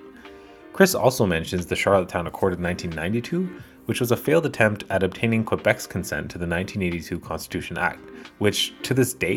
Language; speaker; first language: English; native; English